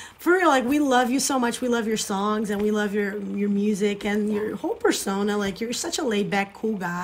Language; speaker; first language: English; non-native, fluent; Portuguese